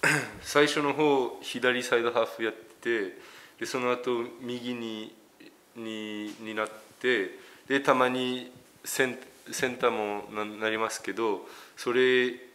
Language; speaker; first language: Japanese; early bilingual, heritage; French